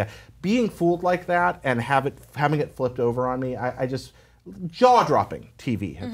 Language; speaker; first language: English; native; English